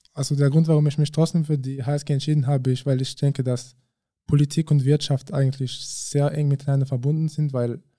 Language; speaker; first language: German; early bilingual, other home language; French